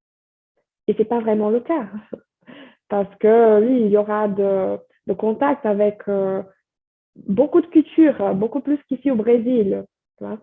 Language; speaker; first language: French; non-native, fluent; Portuguese